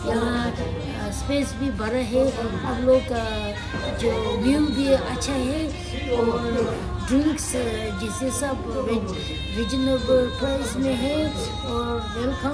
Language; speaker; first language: Hindi; non-native, local second language; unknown